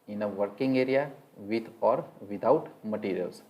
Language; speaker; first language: English; non-native, local second language; Gujarati